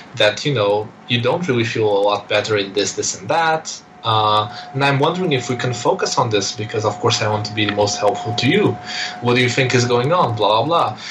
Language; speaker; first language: English; non-native, fluent; Portuguese